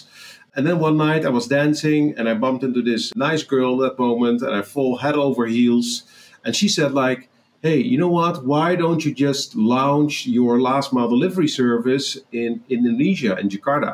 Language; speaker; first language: English; non-native, fluent; Dutch